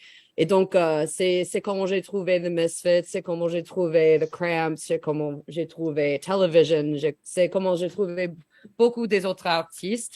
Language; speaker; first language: French; non-native, learner; English